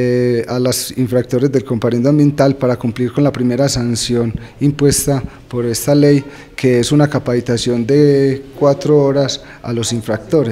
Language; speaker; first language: Spanish; native; Spanish